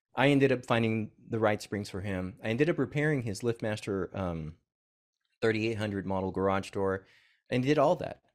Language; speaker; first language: English; native; English